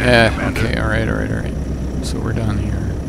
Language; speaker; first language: English; native; English